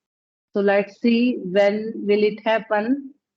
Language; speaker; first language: English; non-native, learner; Punjabi